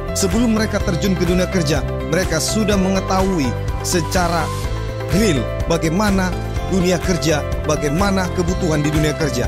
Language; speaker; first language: Indonesian; native; Indonesian